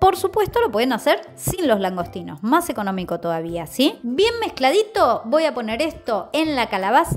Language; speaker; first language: Spanish; native; Spanish